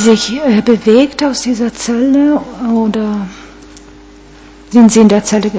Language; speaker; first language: German; non-native, fluent; Italian